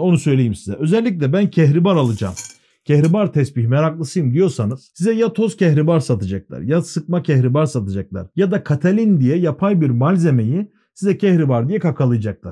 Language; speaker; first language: Turkish; native; Turkish